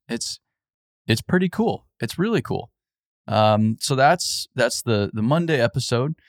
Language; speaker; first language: English; native; English